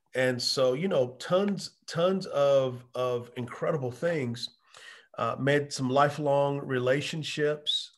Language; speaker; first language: English; native; English